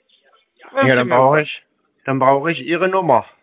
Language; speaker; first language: German; native; German